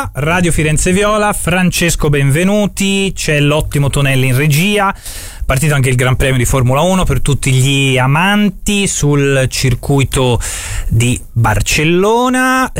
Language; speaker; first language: Italian; native; Italian